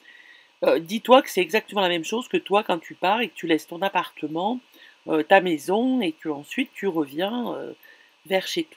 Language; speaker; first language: French; native; French